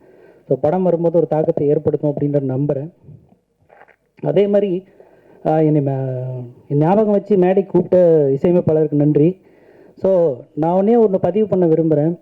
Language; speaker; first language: Tamil; native; Tamil